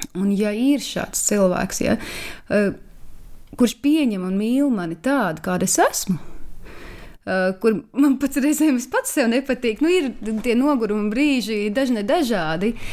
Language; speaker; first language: Latvian; native; Latvian